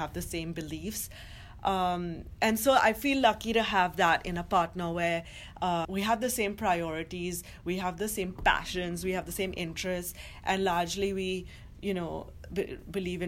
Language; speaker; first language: English; non-native, local second language; Hindi